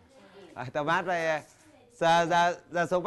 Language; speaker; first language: Vietnamese; native; Vietnamese